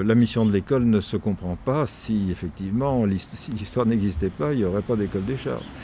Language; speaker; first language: French; native; French